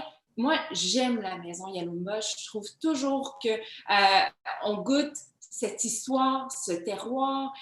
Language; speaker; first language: French; native; French